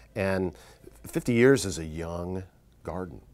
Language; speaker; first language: English; native; English